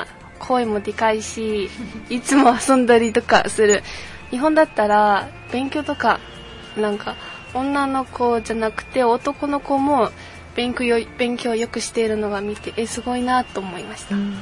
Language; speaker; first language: Japanese; non-native, fluent; Mongolian